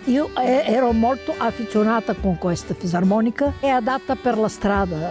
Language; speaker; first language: Italian; non-native, fluent; Bulgarian